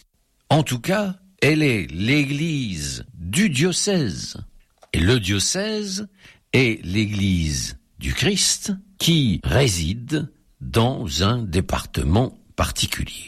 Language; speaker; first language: French; native; French